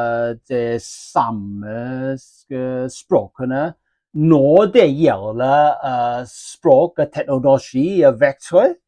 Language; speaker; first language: Norwegian; non-native, learner; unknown